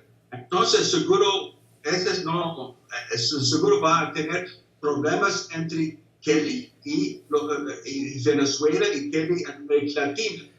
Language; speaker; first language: Spanish; non-native, fluent; English